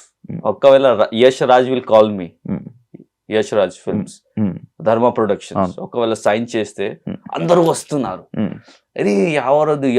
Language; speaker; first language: Telugu; non-native, local second language; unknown